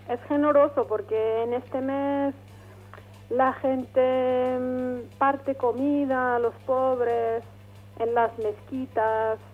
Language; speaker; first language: Spanish; non-native, fluent; Arabic